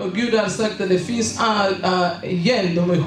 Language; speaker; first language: Swedish; non-native, learner; Swahili